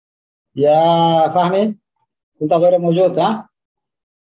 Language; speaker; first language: Indonesian; native; Indonesian